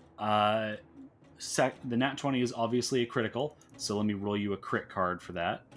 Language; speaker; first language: English; native; English